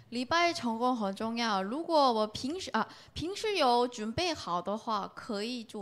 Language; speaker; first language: Chinese; non-native, learner; Korean